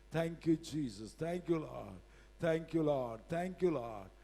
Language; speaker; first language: English; non-native, local second language; Tamil